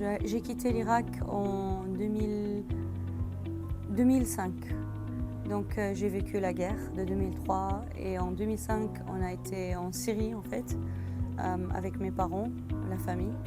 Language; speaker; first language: French; non-native, fluent; Arabic